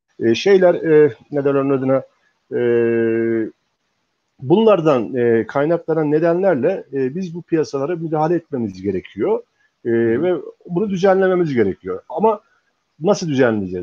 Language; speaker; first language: Turkish; native; Turkish